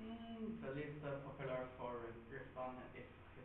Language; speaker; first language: English; non-native, learner; Chinese